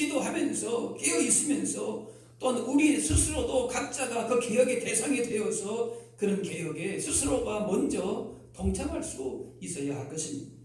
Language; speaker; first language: Korean; native; Korean